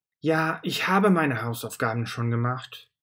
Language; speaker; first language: German; non-native, fluent; Russian